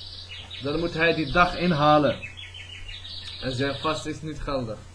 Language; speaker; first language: Dutch; early bilingual, other home language; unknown